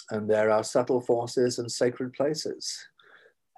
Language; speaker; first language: English; native; English